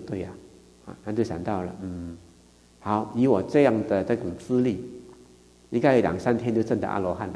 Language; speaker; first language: Chinese; native; Chinese